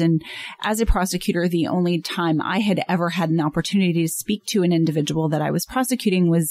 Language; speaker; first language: English; native; English